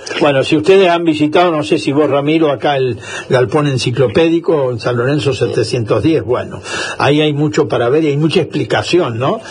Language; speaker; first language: Spanish; native; Spanish